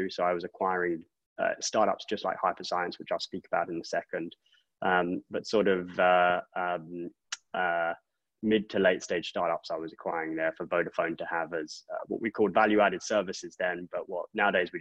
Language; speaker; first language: English; native; English